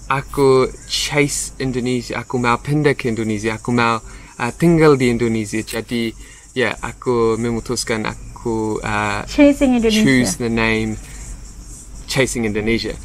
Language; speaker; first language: Indonesian; non-native, learner; English